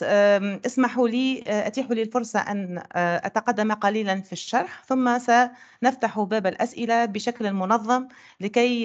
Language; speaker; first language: Arabic; native; Arabic